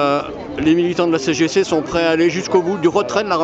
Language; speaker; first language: French; native; French